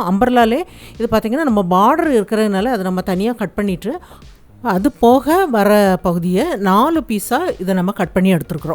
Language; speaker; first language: Tamil; native; Tamil